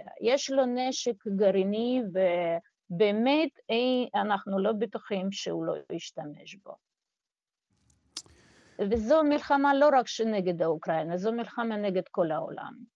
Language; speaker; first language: Hebrew; non-native, fluent; Russian